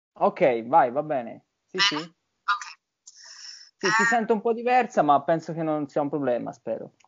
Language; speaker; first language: Italian; native; Italian